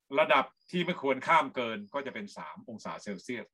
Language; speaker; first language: Thai; native; Thai